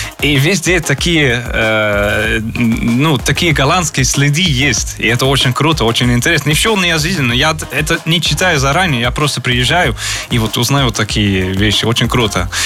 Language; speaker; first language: Russian; non-native, fluent; Dutch